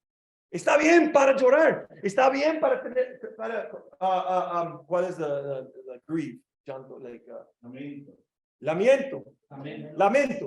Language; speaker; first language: Spanish; non-native, learner; English